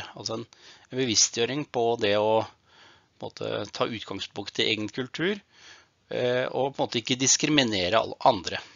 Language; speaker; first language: Norwegian; native; Norwegian